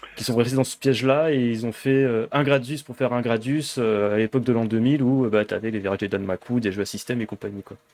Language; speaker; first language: French; native; French